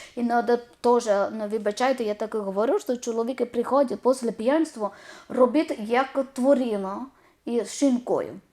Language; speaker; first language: Ukrainian; non-native, learner; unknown